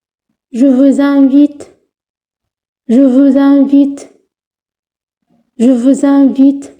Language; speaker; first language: French; non-native, fluent; Arabic